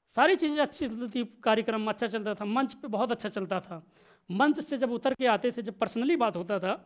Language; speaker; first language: Hindi; native; Hindi